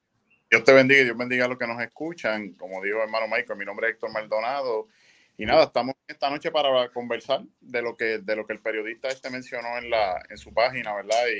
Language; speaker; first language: Spanish; native; Spanish